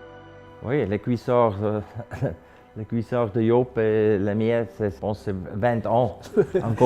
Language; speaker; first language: French; non-native, local second language; German